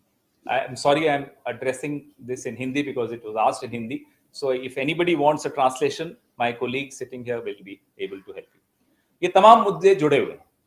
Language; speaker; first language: English; non-native, local second language; Hindi